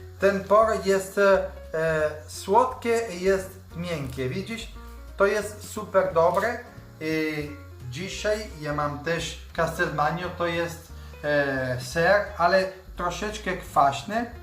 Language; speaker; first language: Polish; non-native, learner; Italian